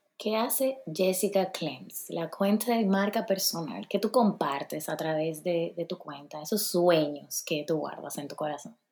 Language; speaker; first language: Spanish; native; Spanish